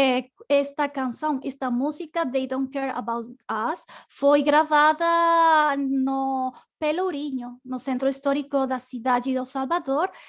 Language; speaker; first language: Portuguese; non-native, learner; Spanish